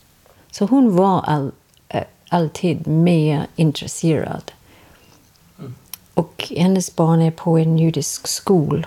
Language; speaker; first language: Swedish; non-native, learner; English